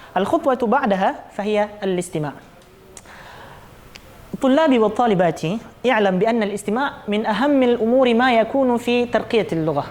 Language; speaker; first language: Arabic; non-native, fluent; Indonesian